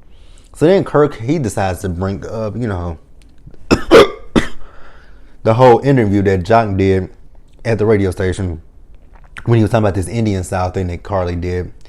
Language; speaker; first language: English; native; English